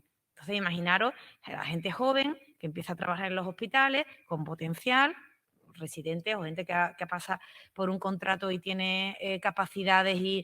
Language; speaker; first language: Spanish; native; Spanish